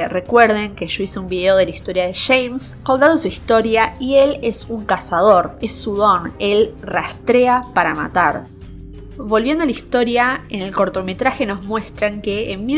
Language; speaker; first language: Spanish; native; Spanish